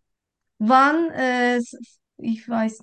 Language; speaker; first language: German; non-native, learner; Turkish